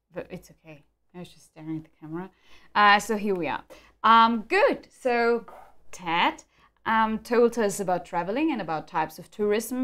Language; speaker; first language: English; non-native, fluent; German